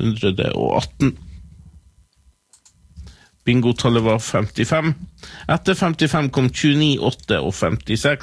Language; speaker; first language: Norwegian; native; Norwegian